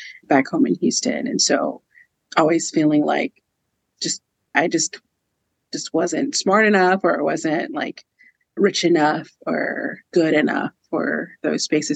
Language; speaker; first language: English; native; English